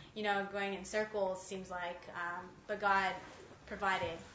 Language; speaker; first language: English; early bilingual, other home language; Chinese